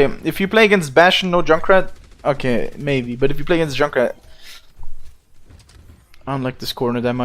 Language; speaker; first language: English; non-native, fluent; German